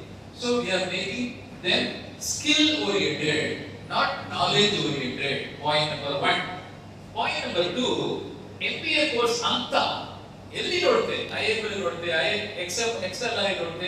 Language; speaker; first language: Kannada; non-native, local second language; Telugu